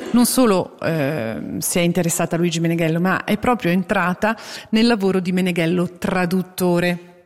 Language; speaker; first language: Italian; native; Italian